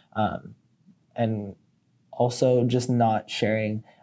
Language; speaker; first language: English; native; English